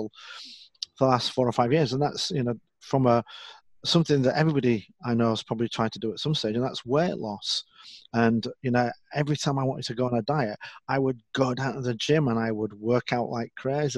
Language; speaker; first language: English; native; English